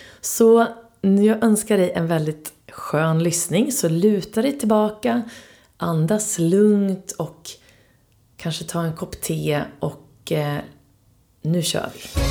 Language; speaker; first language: Swedish; native; Swedish